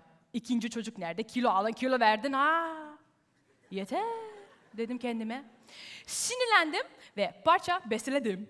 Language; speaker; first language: Turkish; early bilingual, heritage; Turkish